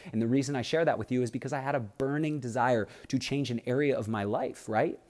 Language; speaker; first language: English; native; English